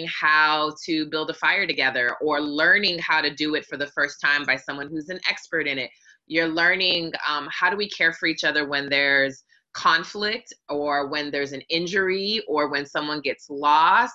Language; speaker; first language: English; native; English